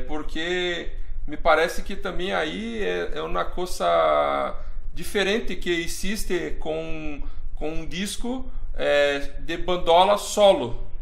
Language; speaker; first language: Spanish; non-native, fluent; Portuguese